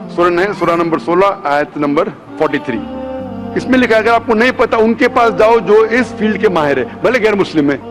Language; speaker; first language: Hindi; non-native, local second language; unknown